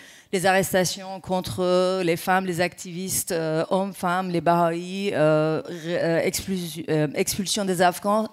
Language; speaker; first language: French; non-native, fluent; Persian